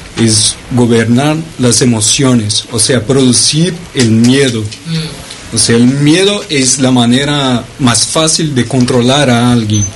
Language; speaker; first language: Spanish; non-native, fluent; Portuguese